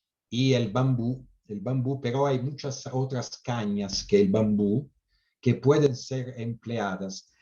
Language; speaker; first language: Spanish; non-native, fluent; Italian